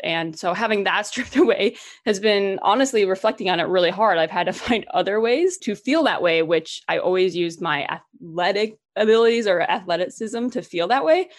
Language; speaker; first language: English; native; English